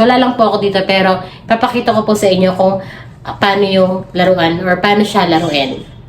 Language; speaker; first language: Filipino; non-native, local second language; Cebuano